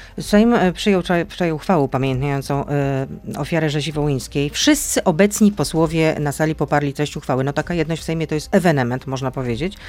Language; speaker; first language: Polish; native; Polish